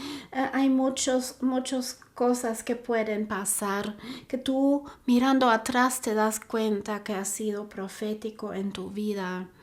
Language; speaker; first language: Spanish; non-native, fluent; German